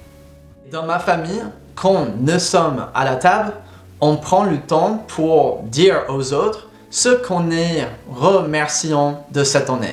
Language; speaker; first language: French; non-native, fluent; English